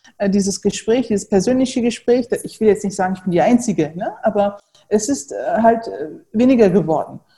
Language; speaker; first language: German; early bilingual, other home language; Turkish